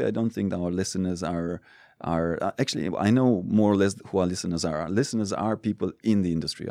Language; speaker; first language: English; non-native, fluent; Romanian